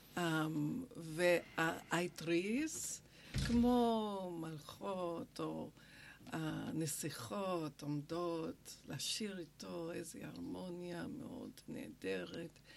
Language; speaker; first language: Hebrew; non-native, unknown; English